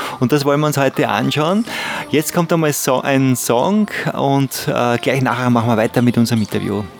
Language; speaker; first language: German; native; German